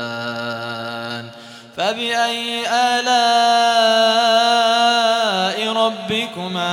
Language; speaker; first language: Arabic; native; Arabic